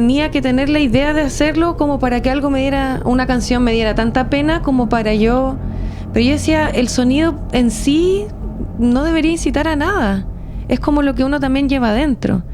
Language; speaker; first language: Spanish; native; Spanish